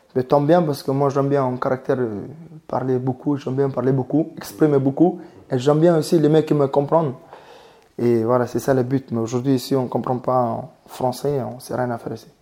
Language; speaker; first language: French; non-native, fluent; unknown